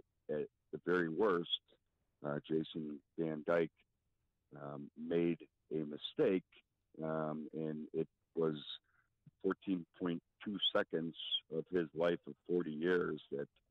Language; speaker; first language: English; native; English